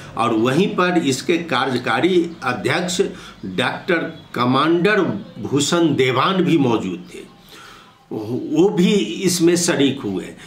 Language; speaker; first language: Hindi; native; Hindi